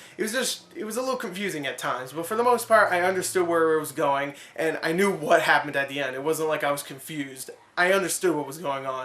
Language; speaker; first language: English; native; English